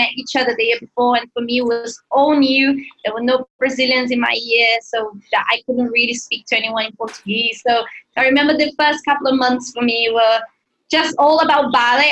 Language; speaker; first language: English; non-native, fluent; Portuguese